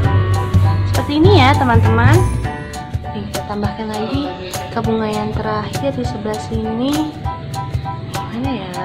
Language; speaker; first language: Indonesian; native; Indonesian